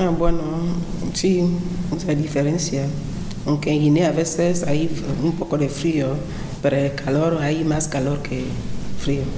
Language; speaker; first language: Spanish; non-native, local second language; Fang